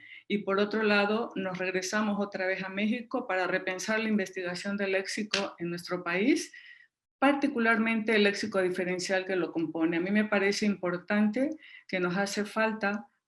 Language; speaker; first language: Spanish; native; Spanish